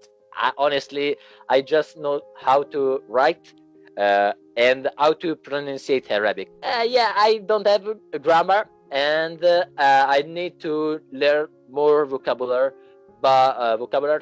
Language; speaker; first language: English; non-native, learner; Italian